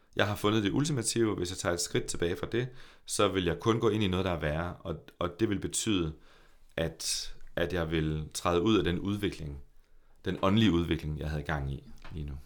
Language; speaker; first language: Danish; native; Danish